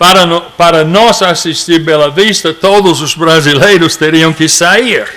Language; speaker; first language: Portuguese; non-native, fluent; English